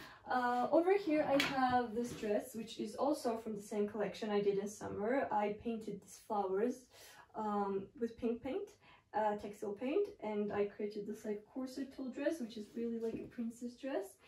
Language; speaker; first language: English; non-native, fluent; Georgian